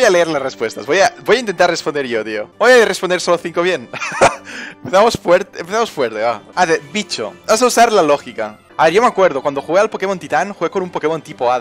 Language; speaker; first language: Spanish; native; Spanish